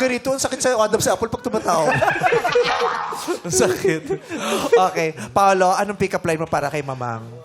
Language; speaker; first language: Filipino; native; Filipino